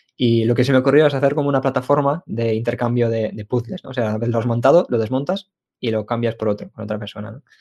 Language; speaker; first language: Spanish; early bilingual, other home language; Ukrainian